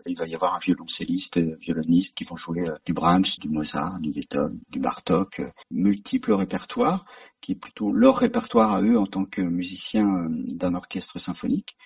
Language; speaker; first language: French; native; French